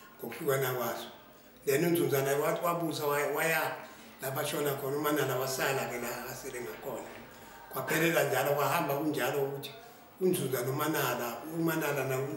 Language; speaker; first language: Zulu; non-native, local second language; South Ndebele